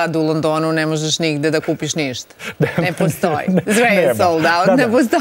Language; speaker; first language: Serbian; native; Serbian